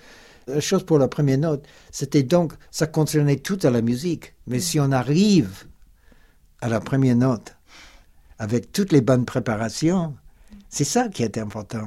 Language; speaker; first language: French; non-native, fluent; English